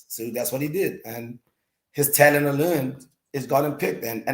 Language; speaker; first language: English; native; English